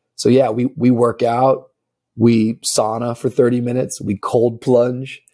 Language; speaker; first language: English; native; English